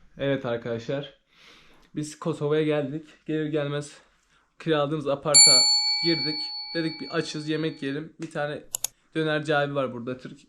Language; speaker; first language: Turkish; native; Turkish